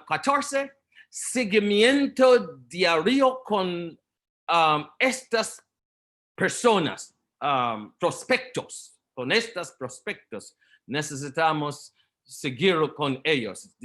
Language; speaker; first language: Spanish; non-native, learner; Portuguese